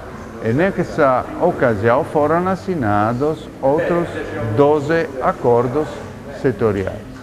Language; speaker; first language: Portuguese; non-native, fluent; Italian